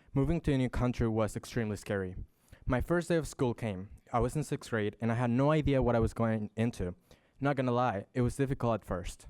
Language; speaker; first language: English; early bilingual, other home language; Spanish